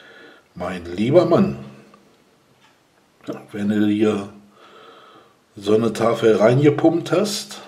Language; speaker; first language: German; native; German